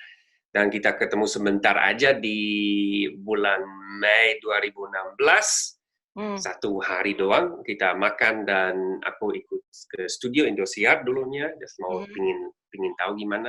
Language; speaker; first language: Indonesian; non-native, learner; Dutch